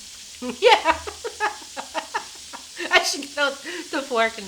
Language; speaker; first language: English; native; English